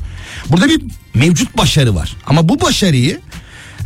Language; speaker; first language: Turkish; native; Turkish